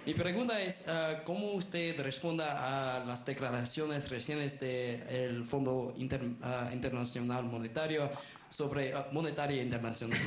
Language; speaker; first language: Spanish; non-native, learner; English